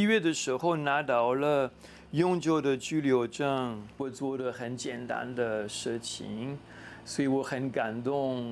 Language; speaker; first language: Chinese; non-native, fluent; French